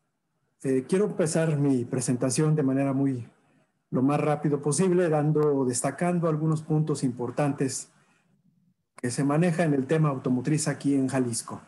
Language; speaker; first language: Spanish; native; Spanish